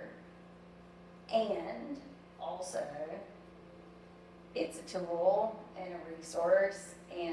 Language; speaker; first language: English; native; English